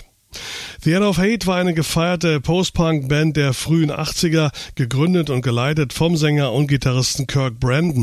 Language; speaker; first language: German; native; German